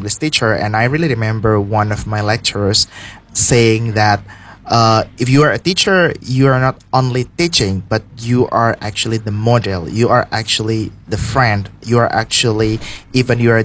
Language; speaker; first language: English; non-native, fluent; Indonesian